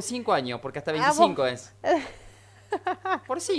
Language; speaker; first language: Spanish; native; Spanish